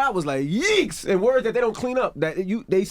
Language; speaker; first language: English; native; English